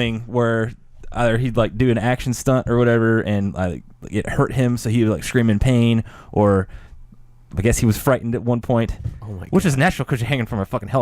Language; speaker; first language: English; native; English